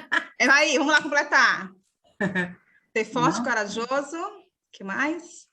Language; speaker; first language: Portuguese; native; Portuguese